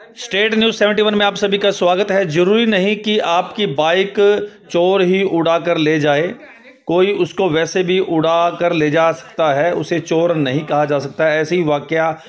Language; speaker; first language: Hindi; native; Hindi